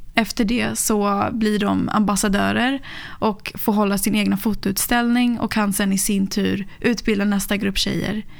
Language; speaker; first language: Swedish; native; Swedish